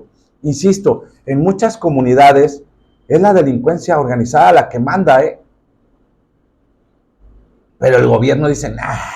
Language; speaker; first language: Spanish; native; Spanish